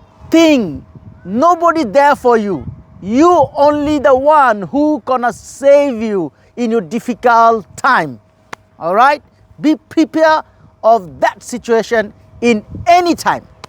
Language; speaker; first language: English; non-native, local second language; Bangla